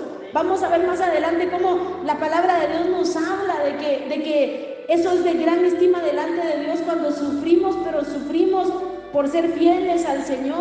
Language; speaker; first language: Spanish; native; Spanish